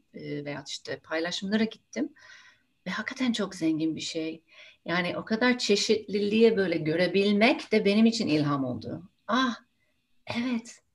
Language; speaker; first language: Turkish; non-native, fluent; English